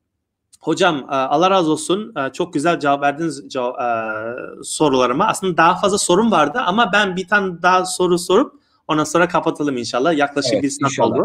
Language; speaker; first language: Turkish; non-native, fluent; Uyghur